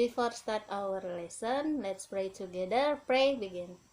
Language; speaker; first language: English; non-native, learner; Indonesian